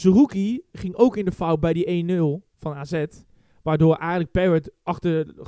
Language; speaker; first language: Dutch; native; Dutch